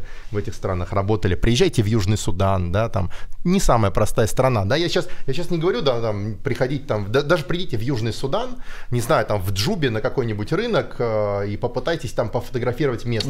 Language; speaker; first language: Russian; native; Russian